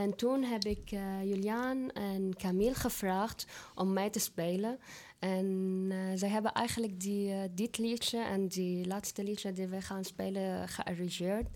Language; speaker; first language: Dutch; non-native, fluent; Arabic